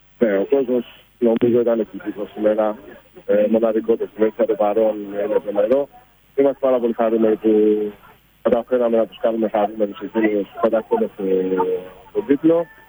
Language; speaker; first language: Greek; native; Greek